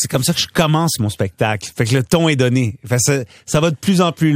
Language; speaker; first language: French; non-native, local second language; Punjabi